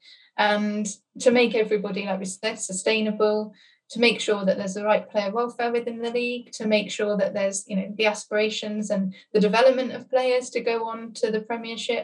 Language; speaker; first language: English; native; English